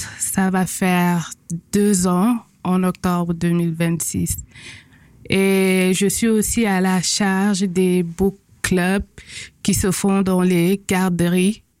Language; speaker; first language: French; non-native, local second language; Wolof